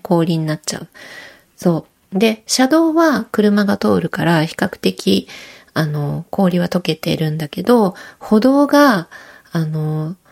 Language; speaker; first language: Japanese; native; Japanese